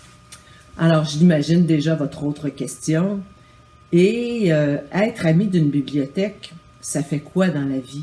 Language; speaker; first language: French; native; French